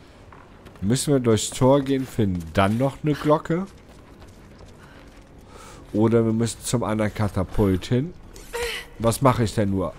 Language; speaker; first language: German; native; German